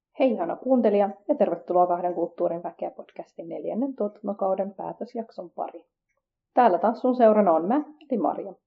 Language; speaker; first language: Finnish; early bilingual, other home language; Kurdish